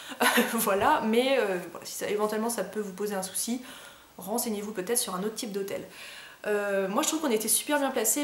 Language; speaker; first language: French; native; French